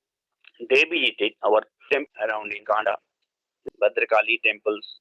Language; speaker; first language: English; non-native, learner; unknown